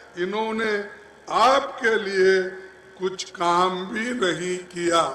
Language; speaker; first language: Hindi; non-native, local second language; Kannada